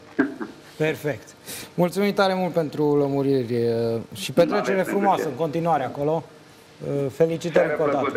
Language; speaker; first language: Romanian; native; Romanian